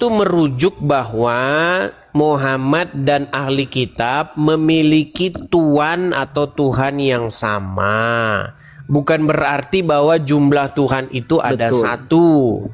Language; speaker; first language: Indonesian; native; Indonesian